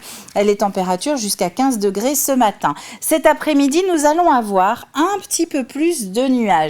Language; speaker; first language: French; native; French